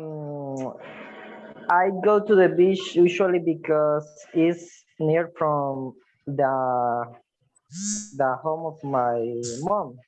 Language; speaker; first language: English; non-native, fluent; Spanish